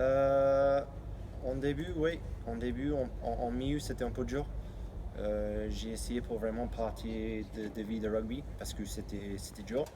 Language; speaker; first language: French; non-native, learner; English